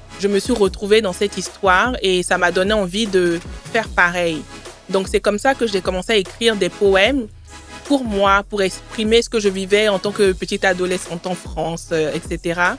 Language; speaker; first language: French; early bilingual, other home language; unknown